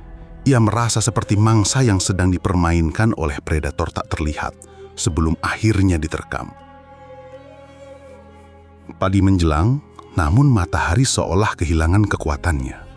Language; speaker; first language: Indonesian; native; Indonesian